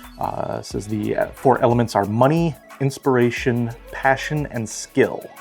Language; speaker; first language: English; native; English